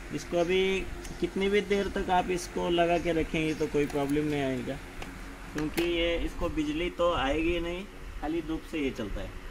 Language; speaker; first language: Hindi; non-native, local second language; Marathi